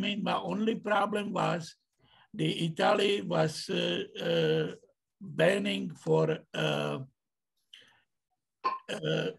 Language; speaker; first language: English; non-native, learner; Czech